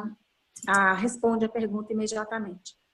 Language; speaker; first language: Portuguese; native; Portuguese